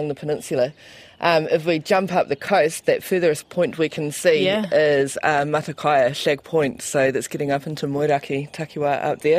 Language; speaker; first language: English; native; English